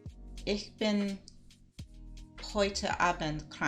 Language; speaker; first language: German; non-native, learner; Spanish